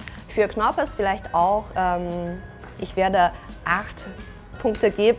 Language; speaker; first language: German; non-native, fluent; Chinese